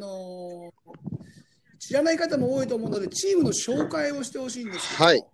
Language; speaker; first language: Japanese; native; Japanese